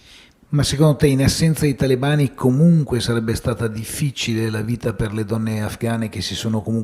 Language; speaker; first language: Italian; native; Italian